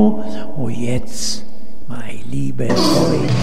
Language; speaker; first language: German; non-native, fluent; Italian